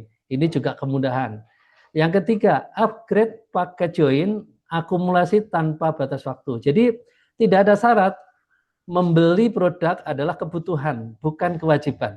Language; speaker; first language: Indonesian; native; Indonesian